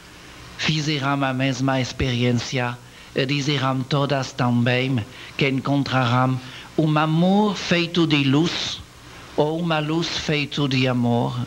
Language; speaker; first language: Portuguese; non-native, learner; French